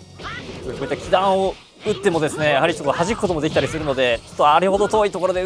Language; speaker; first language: Japanese; native; Japanese